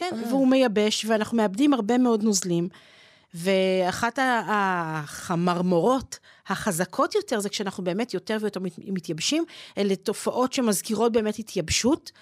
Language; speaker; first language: Hebrew; native; Hebrew